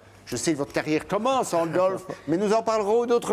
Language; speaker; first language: French; native; French